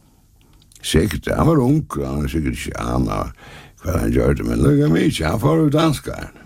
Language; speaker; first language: Danish; non-native, local second language; Faroese